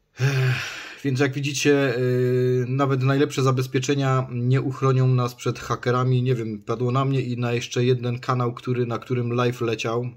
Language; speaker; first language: Polish; native; Polish